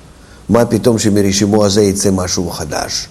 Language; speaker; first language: Hebrew; non-native, fluent; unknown